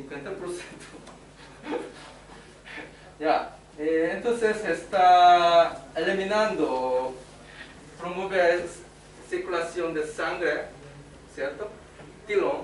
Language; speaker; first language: Spanish; non-native, learner; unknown